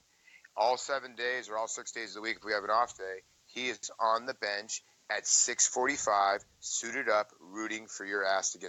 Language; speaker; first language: English; native; English